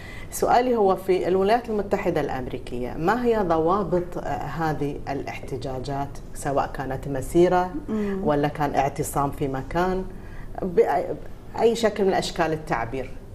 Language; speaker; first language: Arabic; native; Arabic